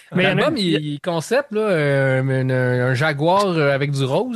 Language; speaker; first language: French; native; French